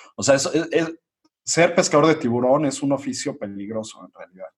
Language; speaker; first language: Spanish; native; Spanish